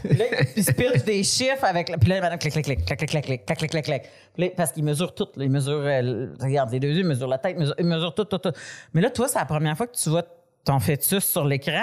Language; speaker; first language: French; native; French